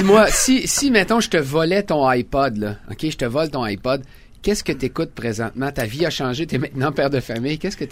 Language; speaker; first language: French; native; French